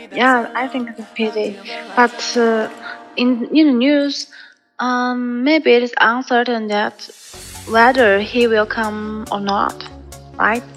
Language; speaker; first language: English; non-native, learner; Chinese